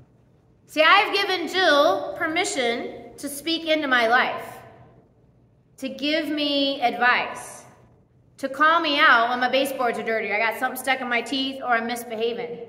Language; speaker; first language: English; native; English